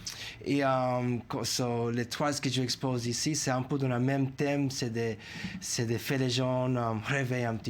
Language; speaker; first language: French; non-native, fluent; English